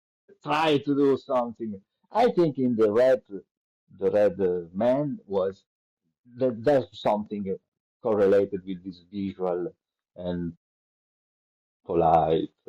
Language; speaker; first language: English; non-native, learner; Italian